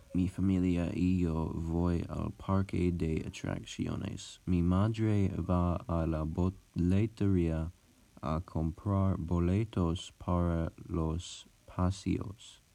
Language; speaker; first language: Spanish; non-native, learner; English